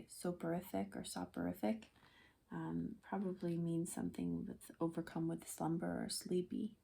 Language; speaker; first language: English; native; English